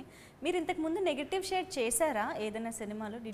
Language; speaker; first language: Telugu; native; Telugu